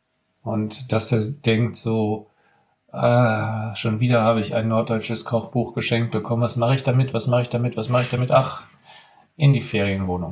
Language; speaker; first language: German; native; German